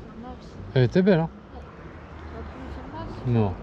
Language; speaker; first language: French; native; French